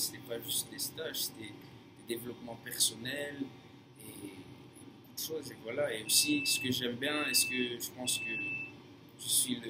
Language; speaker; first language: French; non-native, fluent; English